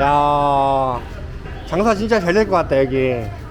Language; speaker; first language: Korean; native; Korean